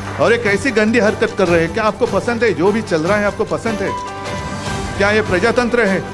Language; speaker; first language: Hindi; non-native, local second language; Marathi